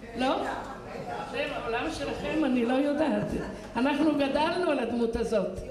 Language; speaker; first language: Hebrew; non-native, fluent; Italian